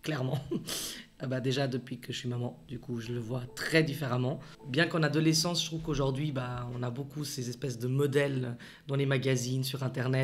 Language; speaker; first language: French; early bilingual, other home language; Portuguese